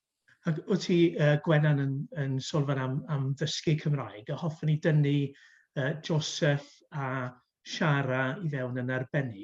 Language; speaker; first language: Welsh; native; Welsh